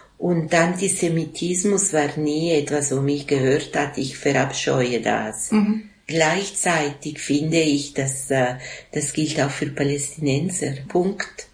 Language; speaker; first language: German; non-native, fluent; Italian